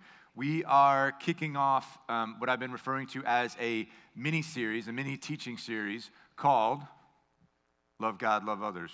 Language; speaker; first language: English; native; English